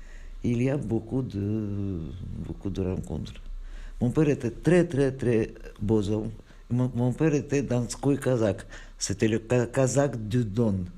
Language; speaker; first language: French; non-native, fluent; Russian